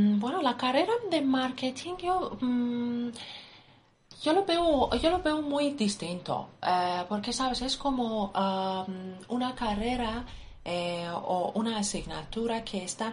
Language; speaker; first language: Spanish; non-native, fluent; Persian